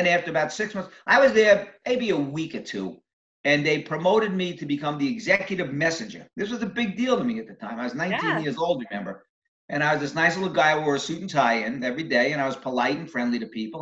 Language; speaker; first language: English; native; English